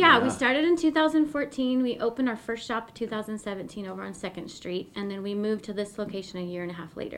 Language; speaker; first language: English; native; English